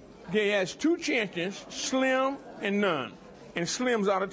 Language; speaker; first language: English; native; English